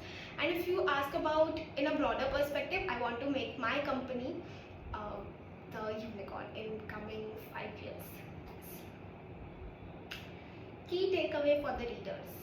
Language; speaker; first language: English; non-native, local second language; Hindi